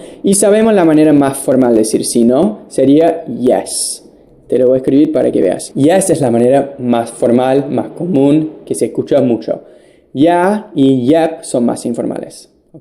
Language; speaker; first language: Spanish; non-native, fluent; English